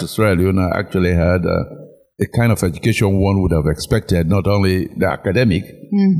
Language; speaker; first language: English; non-native, local second language; Krio